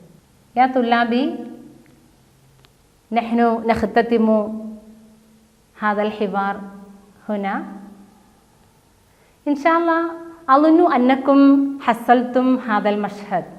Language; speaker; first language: Arabic; non-native, fluent; Malayalam